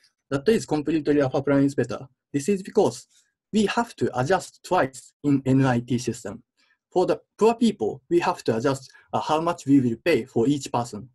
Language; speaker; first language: English; non-native, fluent; Japanese